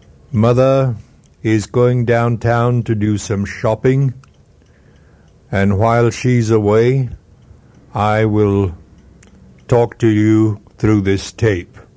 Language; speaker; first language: English; non-native, fluent; Swedish